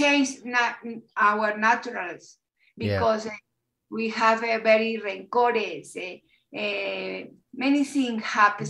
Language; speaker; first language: English; non-native, learner; Spanish